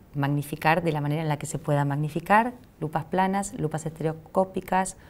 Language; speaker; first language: Spanish; native; Spanish